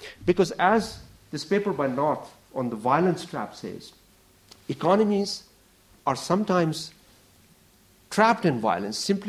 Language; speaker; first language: English; non-native, local second language; Urdu